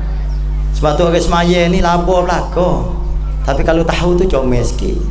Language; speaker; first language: Malay; native; Malay